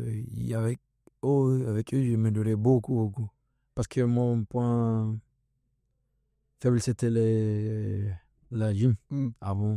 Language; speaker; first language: French; non-native, fluent; Spanish